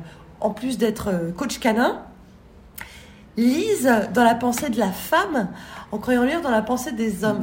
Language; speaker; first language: French; native; French